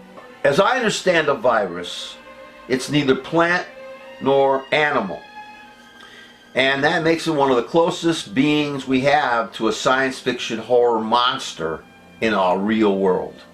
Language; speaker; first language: English; native; English